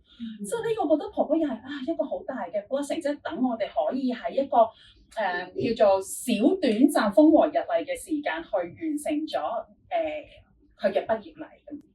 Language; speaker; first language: Cantonese; native; Cantonese